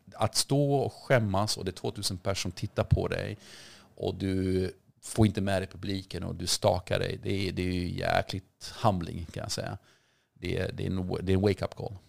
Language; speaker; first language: Swedish; early bilingual, other home language; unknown